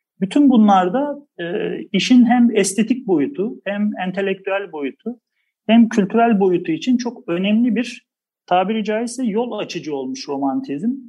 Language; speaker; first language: Turkish; native; Turkish